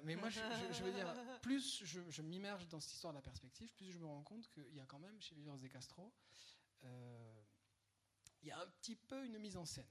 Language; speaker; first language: French; native; French